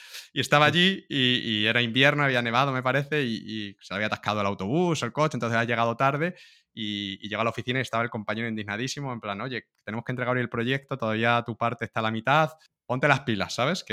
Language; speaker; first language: Spanish; native; Spanish